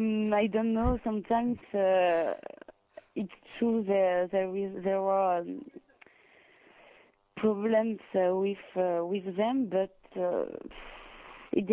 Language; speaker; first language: English; non-native, learner; French